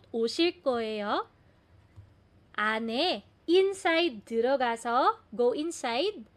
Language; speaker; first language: Korean; non-native, fluent; Filipino